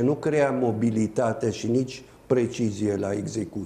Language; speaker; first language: Romanian; native; Romanian